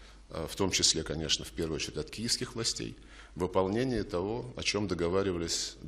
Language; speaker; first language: Russian; native; Russian